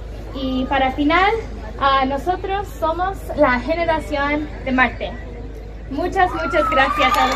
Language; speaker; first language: Spanish; non-native, learner; English